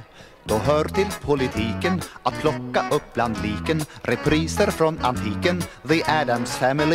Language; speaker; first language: Swedish; native; Swedish